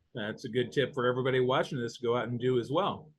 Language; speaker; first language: English; native; English